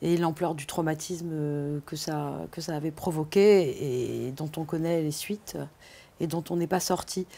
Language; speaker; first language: French; native; French